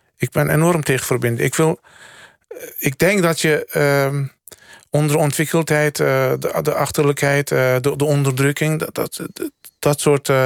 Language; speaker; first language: Dutch; early bilingual, other home language; Turkish